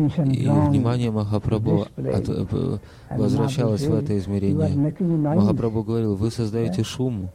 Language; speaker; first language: Russian; native; Russian